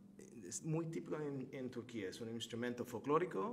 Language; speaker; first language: Spanish; non-native, fluent; Turkish